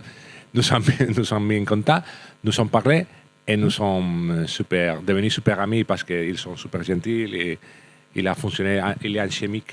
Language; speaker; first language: French; non-native, learner; Spanish